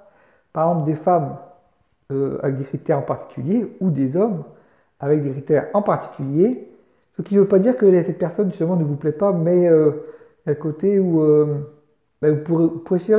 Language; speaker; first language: French; native; French